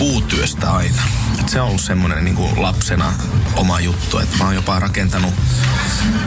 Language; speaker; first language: Finnish; native; Finnish